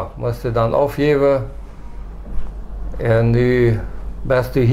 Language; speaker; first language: German; non-native, local second language; Plautdietsch